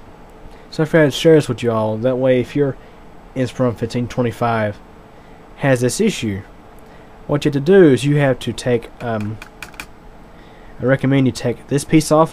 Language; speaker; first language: English; native; English